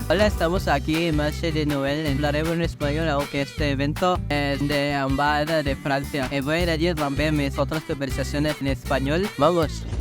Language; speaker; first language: Spanish; non-native, fluent; Filipino